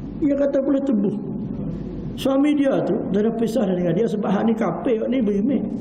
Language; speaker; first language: Malay; early bilingual, heritage; Malay